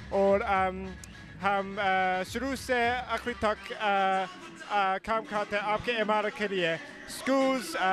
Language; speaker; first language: Hindi; early bilingual, heritage; Hindi